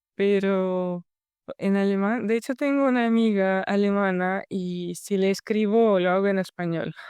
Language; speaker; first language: Spanish; non-native, fluent; Russian